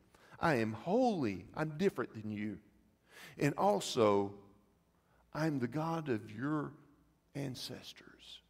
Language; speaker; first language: English; native; English